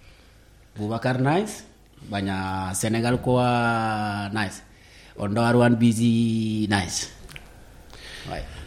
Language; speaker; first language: Basque; non-native, learner; Mandingo